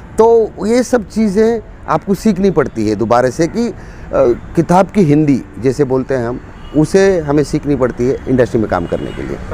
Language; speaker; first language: Hindi; non-native, local second language; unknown